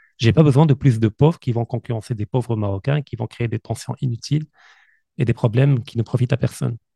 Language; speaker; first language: French; non-native, local second language; Arabic